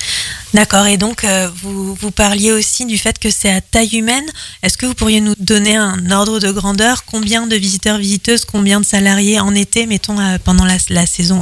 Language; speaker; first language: French; native; French